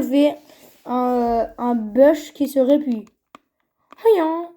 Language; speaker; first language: French; native; French